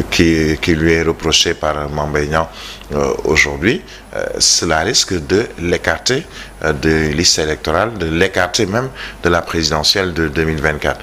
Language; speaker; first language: French; non-native, local second language; Wolof